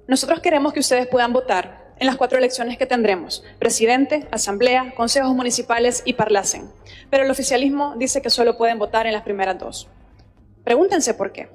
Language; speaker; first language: Spanish; native; Spanish